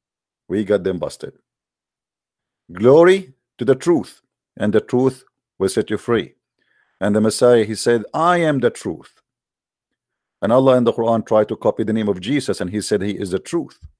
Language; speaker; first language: English; non-native, fluent; Arabic